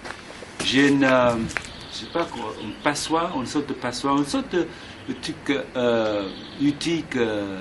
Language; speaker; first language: French; non-native, learner; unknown